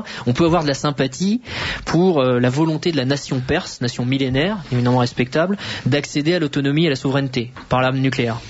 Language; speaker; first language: French; native; French